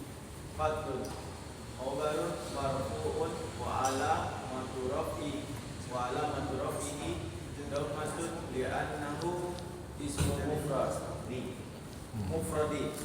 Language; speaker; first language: Arabic; non-native, learner; Indonesian